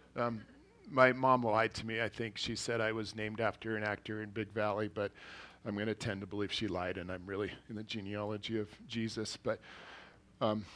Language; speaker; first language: English; early bilingual, other home language; Norwegian